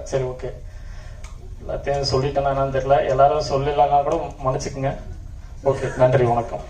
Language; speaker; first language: Tamil; native; Tamil